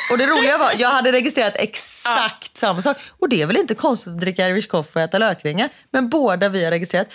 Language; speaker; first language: Swedish; native; Swedish